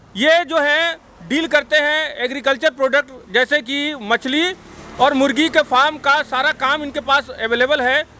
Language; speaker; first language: Hindi; native; Hindi